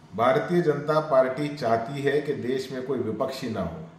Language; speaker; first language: Hindi; non-native, local second language; Marathi